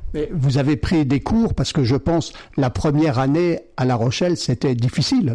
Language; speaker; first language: French; native; French